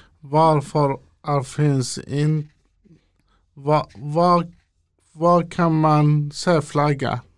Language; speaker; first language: Swedish; non-native, local second language; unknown